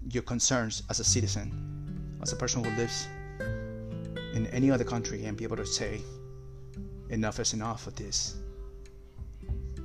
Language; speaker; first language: English; non-native, fluent; Spanish